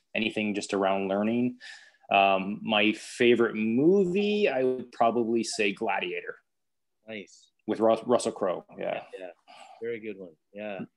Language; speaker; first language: English; native; English